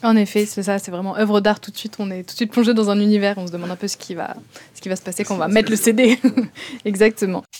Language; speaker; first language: French; native; French